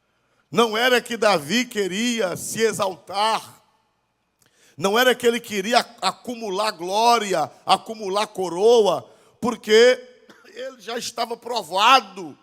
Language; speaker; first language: Portuguese; native; Portuguese